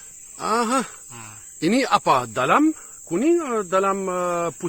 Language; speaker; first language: Indonesian; non-native, learner; German